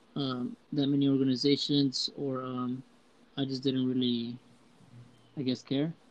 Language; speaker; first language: English; early bilingual, heritage; Spanish